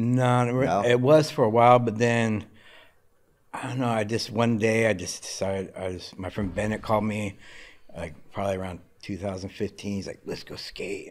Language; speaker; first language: English; native; English